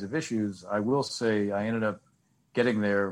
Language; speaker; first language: English; native; English